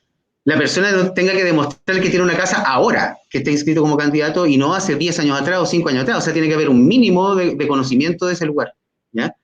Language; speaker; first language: Spanish; native; Spanish